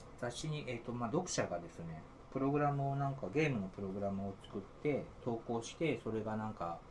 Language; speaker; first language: Japanese; native; Japanese